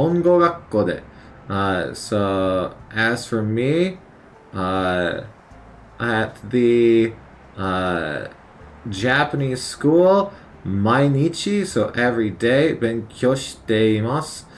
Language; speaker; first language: Japanese; non-native, learner; English